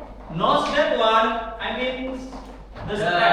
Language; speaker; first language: English; non-native, fluent; Indonesian